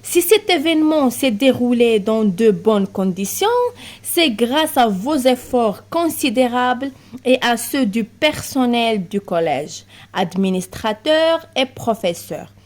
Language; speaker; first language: French; non-native, local second language; Arabic